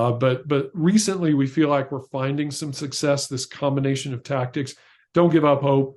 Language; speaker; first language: English; native; English